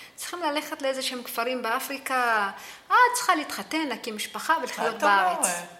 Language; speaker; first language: Hebrew; early bilingual, other home language; Amharic